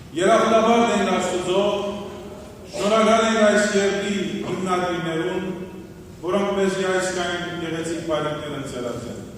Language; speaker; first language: Armenian; early bilingual, heritage; Armenian